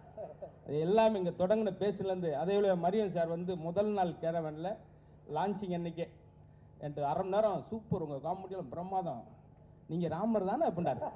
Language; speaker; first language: Tamil; native; Tamil